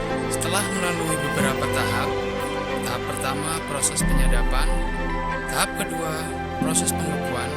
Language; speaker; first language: Indonesian; native; Indonesian